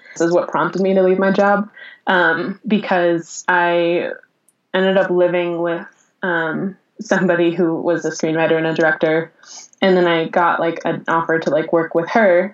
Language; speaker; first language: English; native; English